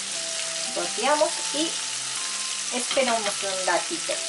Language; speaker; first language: Spanish; non-native, fluent; Japanese